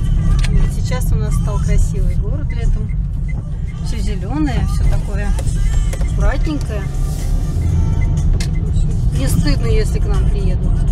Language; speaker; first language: Russian; native; Russian